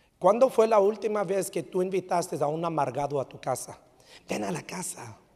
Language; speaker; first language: Spanish; early bilingual, heritage; Spanish